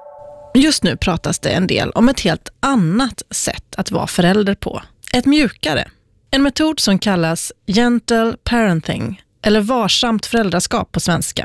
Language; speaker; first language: Swedish; native; Swedish